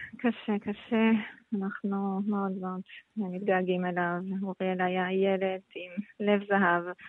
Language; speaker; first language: Hebrew; non-native, fluent; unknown